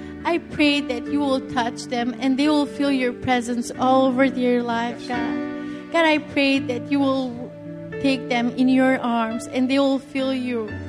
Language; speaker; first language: English; non-native, fluent; Romanian